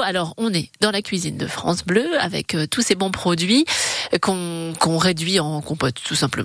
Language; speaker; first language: French; native; French